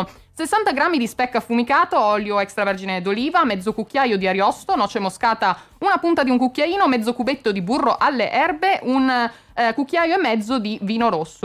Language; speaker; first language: Italian; native; Italian